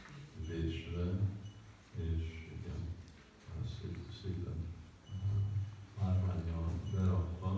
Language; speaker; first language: Hungarian; early bilingual, heritage; Hungarian